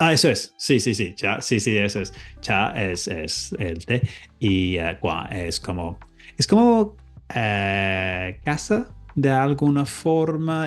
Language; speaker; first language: Spanish; non-native, learner; English